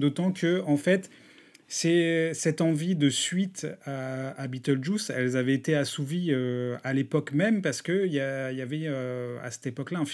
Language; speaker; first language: French; native; French